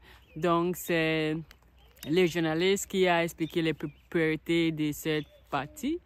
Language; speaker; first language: French; non-native, learner; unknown